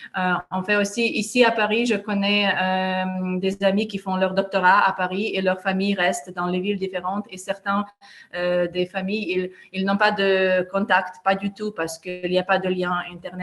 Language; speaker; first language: French; non-native, fluent; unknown